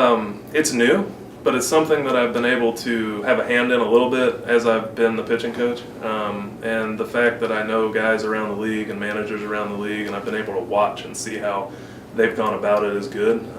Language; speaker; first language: English; native; English